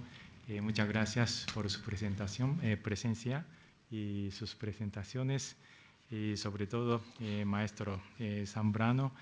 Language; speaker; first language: Spanish; non-native, fluent; Japanese